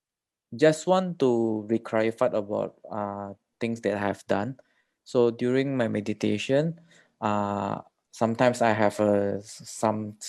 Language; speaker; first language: English; non-native, learner; Indonesian